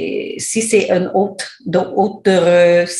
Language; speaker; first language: French; non-native, learner; English